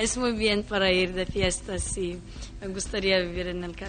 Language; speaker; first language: Spanish; non-native, learner; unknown